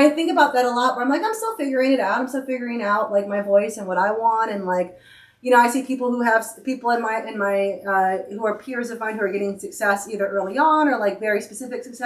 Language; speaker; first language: English; native; English